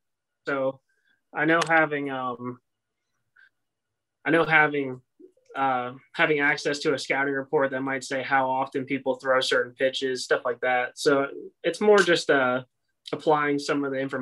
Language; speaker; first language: English; native; English